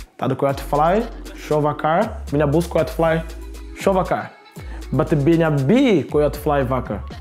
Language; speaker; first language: Latvian; non-native, learner; Portuguese